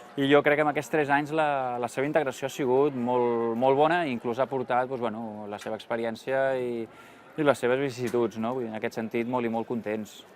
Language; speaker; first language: Catalan; native; Catalan